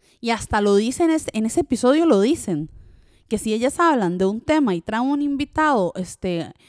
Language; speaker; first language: Spanish; early bilingual, other home language; French